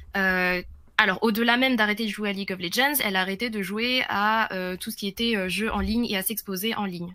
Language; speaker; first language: French; early bilingual, other home language; Vietnamese